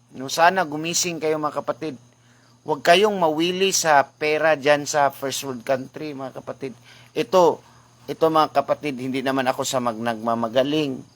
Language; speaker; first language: Filipino; non-native, local second language; Cebuano